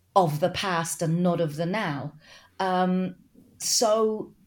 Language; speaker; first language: English; native; English